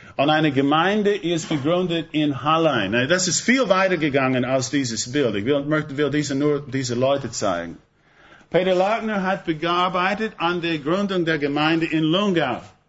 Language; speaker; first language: German; non-native, fluent; English